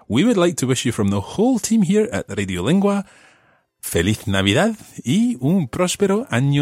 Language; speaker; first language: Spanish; non-native, fluent; English